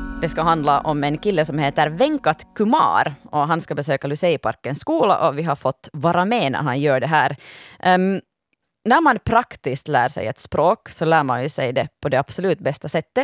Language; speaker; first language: Swedish; native; Swedish